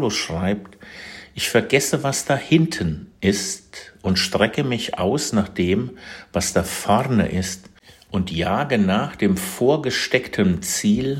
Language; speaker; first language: German; native; German